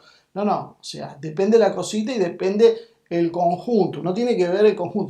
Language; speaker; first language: Spanish; native; Spanish